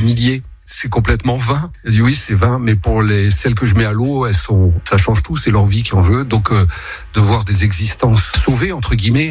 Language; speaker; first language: French; native; French